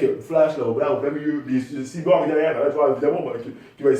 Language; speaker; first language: French; native; French